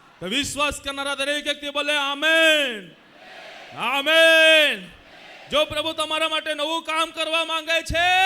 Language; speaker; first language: Gujarati; non-native, local second language; Gamit